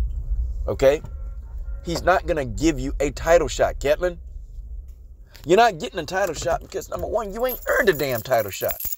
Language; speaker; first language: English; native; English